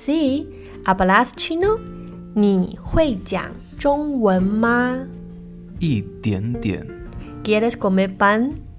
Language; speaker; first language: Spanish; non-native, fluent; Chinese